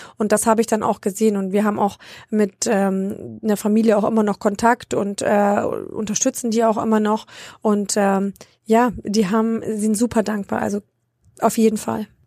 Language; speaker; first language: German; early bilingual, other home language; Romanian